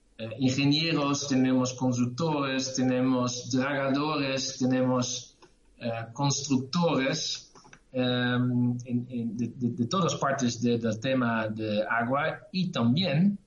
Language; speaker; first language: Spanish; non-native, learner; Dutch